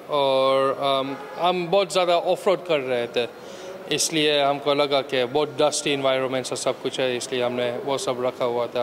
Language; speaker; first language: Hindi; early bilingual, heritage; Hindi